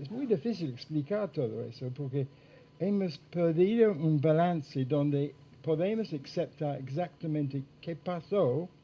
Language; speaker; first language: Spanish; non-native, fluent; English